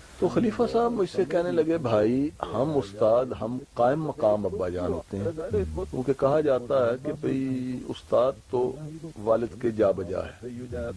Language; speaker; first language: Urdu; native; Urdu